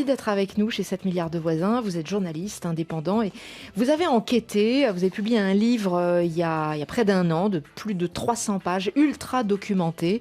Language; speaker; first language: French; native; French